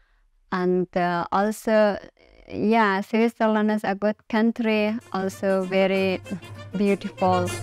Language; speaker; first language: English; non-native, learner; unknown